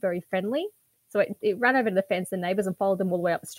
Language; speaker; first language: English; native; English